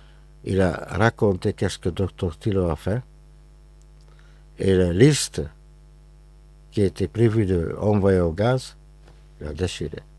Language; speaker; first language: French; non-native, fluent; Hungarian